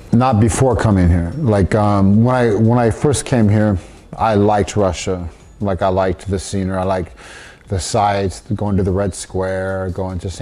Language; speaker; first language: English; native; English